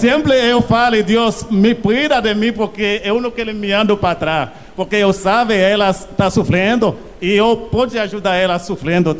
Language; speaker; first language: Portuguese; non-native, learner; Haitian Creole